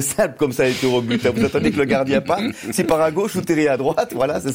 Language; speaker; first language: French; native; French